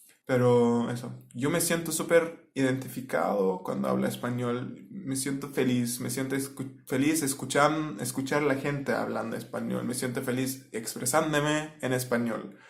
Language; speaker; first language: Spanish; non-native, fluent; Turkish